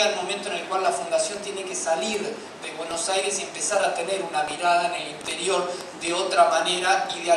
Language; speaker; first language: Spanish; native; Spanish